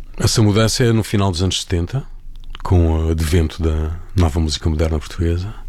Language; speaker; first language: Portuguese; native; Portuguese